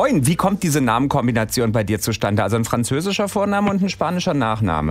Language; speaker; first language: German; native; German